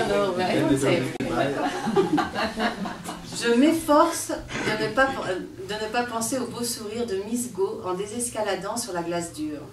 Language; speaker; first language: French; native; French